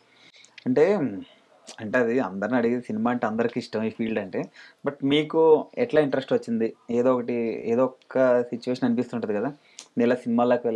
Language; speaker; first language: Telugu; native; Telugu